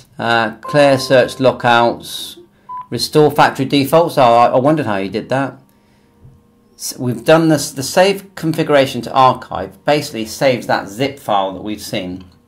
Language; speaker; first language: English; native; English